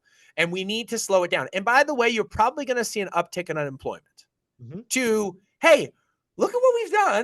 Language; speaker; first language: English; native; English